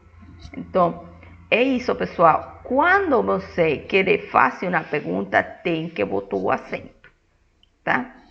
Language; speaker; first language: Portuguese; non-native, fluent; Spanish